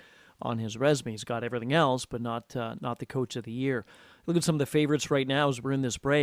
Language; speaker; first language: English; native; English